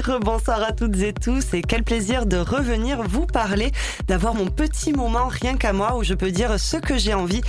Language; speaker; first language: French; native; French